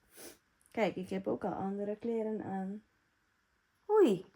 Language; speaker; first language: Dutch; non-native, learner; Filipino